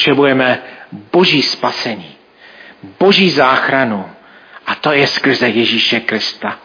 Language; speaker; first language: Czech; non-native, fluent; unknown